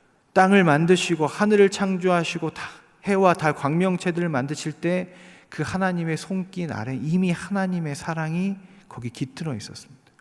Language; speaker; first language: Korean; native; Korean